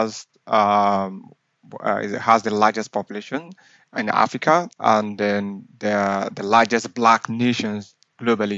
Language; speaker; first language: English; non-native, local second language; Yoruba